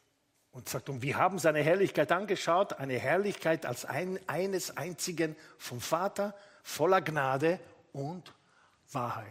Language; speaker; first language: German; non-native, fluent; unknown